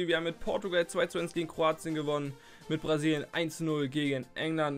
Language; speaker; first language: German; native; German